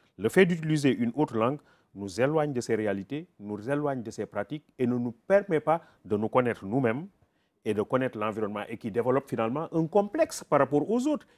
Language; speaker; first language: French; non-native, local second language; Wolof